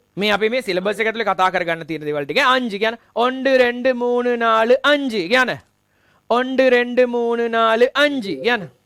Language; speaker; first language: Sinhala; non-native, local second language; Tamil